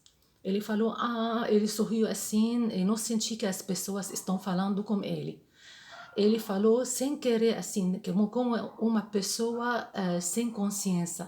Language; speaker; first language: Portuguese; non-native, fluent; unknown